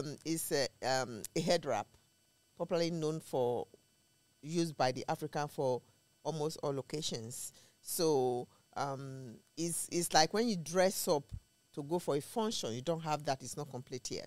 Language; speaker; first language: English; non-native, local second language; Esan